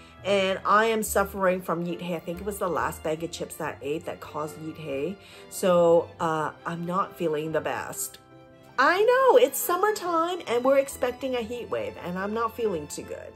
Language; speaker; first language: English; native; English